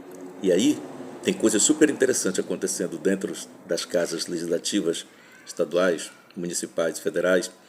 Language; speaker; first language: Portuguese; native; Portuguese